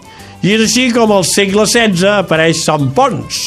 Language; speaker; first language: Catalan; native; Catalan